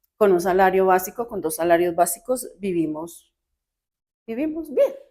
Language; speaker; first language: Spanish; native; Spanish